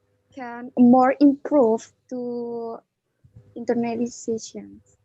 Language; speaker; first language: English; non-native, learner; Indonesian